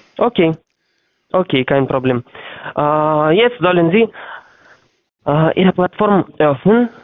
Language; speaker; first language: German; non-native, learner; Russian